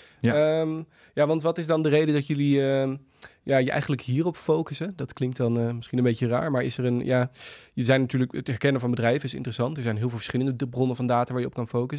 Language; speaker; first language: Dutch; native; Dutch